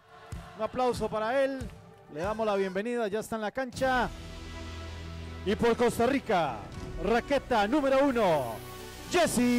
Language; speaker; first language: Spanish; native; Spanish